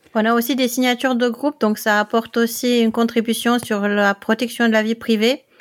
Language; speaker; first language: French; non-native, fluent; Dutch